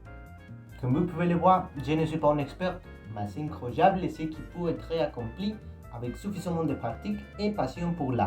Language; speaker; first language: French; non-native, learner; Spanish